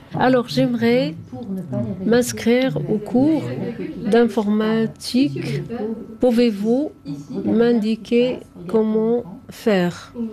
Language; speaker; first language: French; non-native, fluent; Arabic